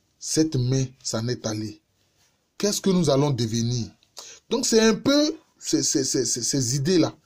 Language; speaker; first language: French; non-native, local second language; Baoulé